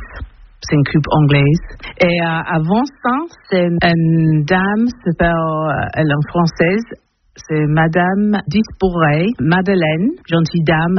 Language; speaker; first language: French; non-native, learner; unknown